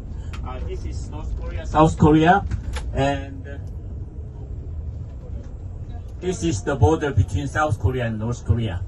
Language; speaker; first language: English; non-native, fluent; Korean